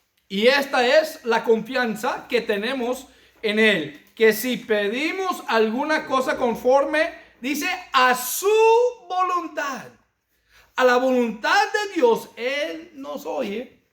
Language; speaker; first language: Spanish; non-native, fluent; English